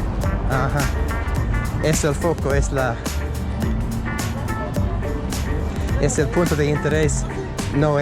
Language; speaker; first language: Spanish; non-native, learner; English